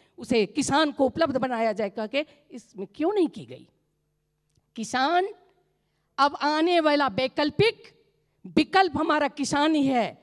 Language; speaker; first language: Hindi; non-native, local second language; Maithili